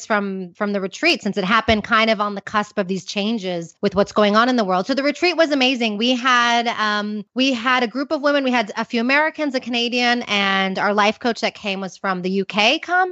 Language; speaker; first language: English; native; English